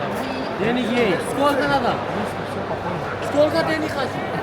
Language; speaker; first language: Russian; non-native, local second language; Uzbek